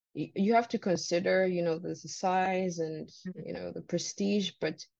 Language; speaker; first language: English; non-native, local second language; Ganda